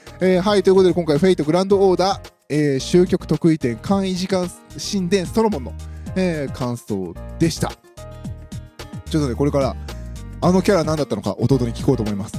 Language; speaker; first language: Japanese; native; Japanese